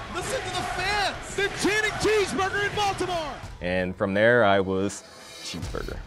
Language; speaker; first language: English; native; English